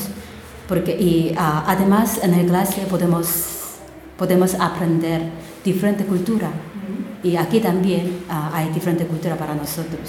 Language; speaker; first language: Spanish; non-native, learner; Korean